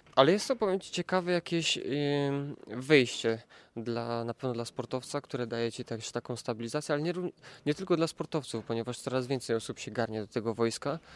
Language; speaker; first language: Polish; native; Polish